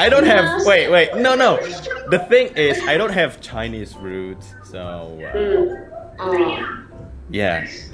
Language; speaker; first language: English; non-native, local second language; Filipino